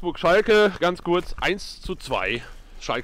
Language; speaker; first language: German; native; German